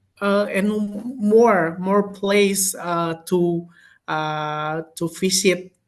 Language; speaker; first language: English; non-native, learner; Indonesian